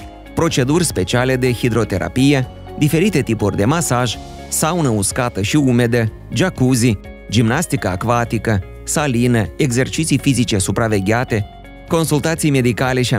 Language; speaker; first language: Romanian; native; Romanian